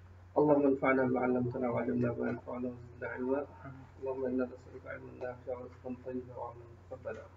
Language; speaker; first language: Arabic; non-native, fluent; Urdu